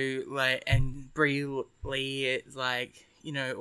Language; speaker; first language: English; native; English